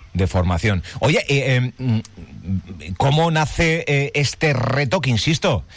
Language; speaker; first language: Spanish; native; Spanish